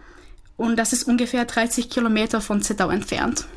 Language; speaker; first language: German; non-native, fluent; Czech